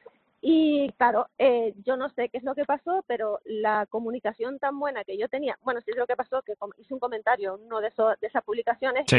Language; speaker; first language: Spanish; native; Spanish